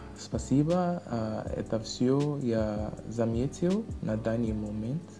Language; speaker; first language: Russian; non-native, learner; English